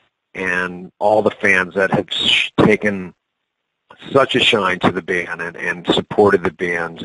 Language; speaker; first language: English; native; English